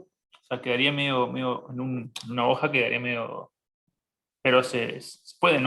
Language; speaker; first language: Spanish; native; Spanish